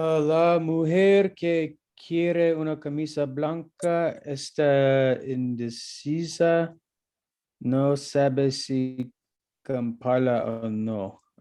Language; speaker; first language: Spanish; non-native, learner; English